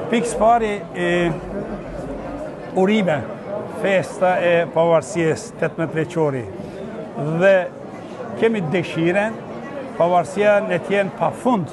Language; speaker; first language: Albanian; early bilingual, heritage; Turkish